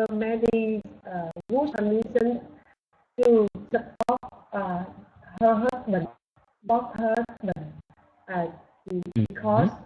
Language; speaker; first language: English; non-native, learner; Vietnamese